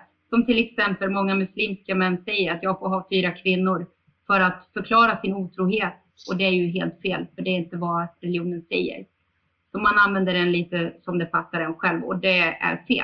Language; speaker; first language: Swedish; early bilingual, other home language; Bosnian